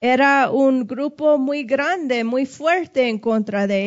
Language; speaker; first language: Spanish; non-native, fluent; English